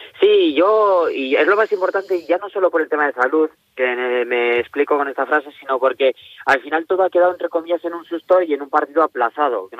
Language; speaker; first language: Spanish; native; Spanish